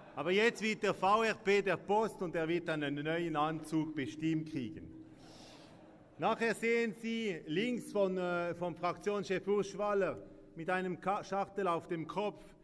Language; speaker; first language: German; non-native, local second language; French